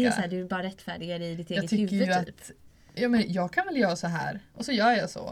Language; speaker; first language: Swedish; native; Swedish